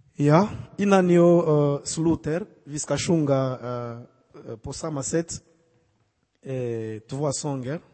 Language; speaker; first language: Swedish; non-native, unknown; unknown